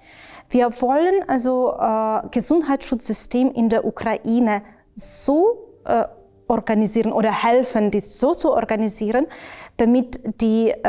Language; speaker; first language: German; non-native, fluent; Ukrainian